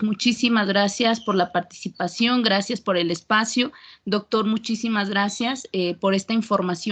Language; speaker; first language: Spanish; native; Spanish